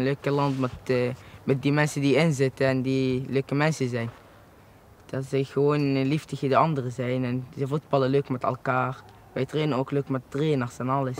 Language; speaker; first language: Dutch; early bilingual, other home language; Arabic